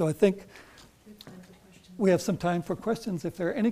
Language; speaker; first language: English; native; English